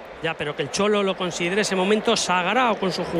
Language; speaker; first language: Spanish; native; Spanish